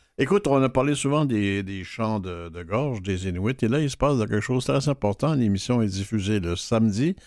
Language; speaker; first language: French; native; French